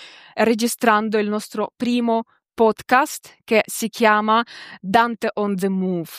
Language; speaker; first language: Italian; non-native, fluent; Ukrainian